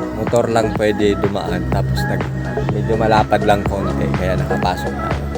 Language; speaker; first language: Filipino; native; Filipino